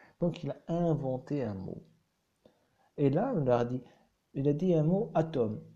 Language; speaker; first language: French; non-native, local second language; Arabic